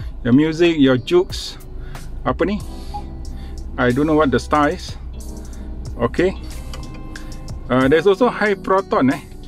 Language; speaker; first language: English; non-native, local second language; Malay